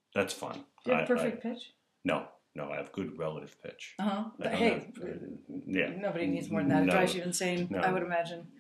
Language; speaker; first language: English; native; English